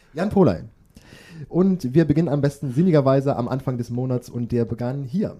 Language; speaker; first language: German; native; German